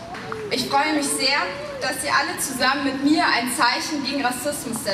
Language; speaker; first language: German; native; German